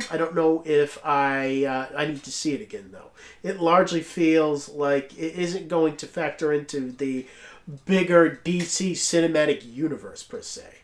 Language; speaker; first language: English; native; English